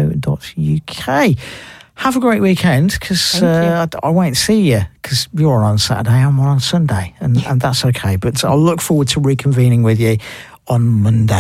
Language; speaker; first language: English; native; English